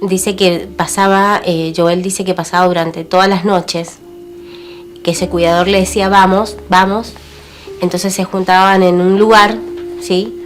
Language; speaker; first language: Spanish; native; Spanish